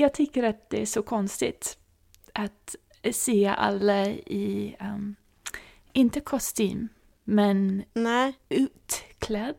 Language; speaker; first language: Swedish; non-native, fluent; English